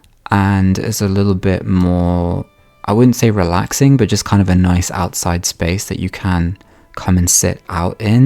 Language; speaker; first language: English; native; English